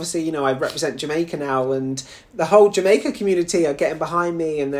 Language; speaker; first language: English; native; English